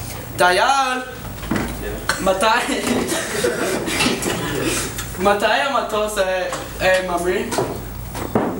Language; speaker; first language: Hebrew; non-native, learner; English